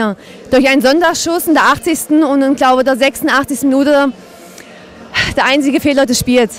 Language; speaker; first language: German; native; German